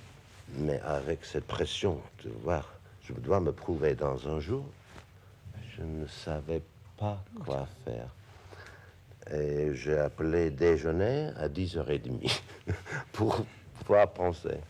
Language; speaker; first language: French; non-native, fluent; English